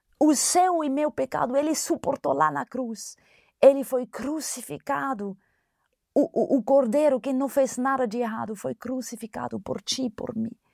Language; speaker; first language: Portuguese; non-native, fluent; German